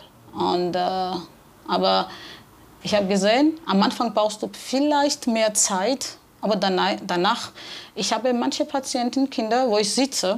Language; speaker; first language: German; non-native, fluent; Georgian